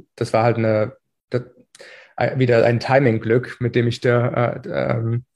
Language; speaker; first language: German; native; German